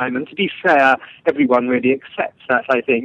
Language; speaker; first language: English; native; English